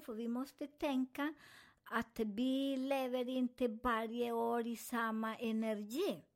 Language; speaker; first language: Swedish; non-native, fluent; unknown